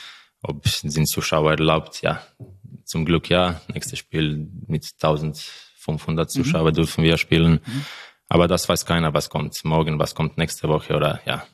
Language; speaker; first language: German; non-native, learner; Croatian